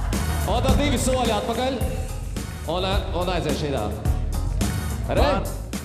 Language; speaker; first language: Latvian; native; Latvian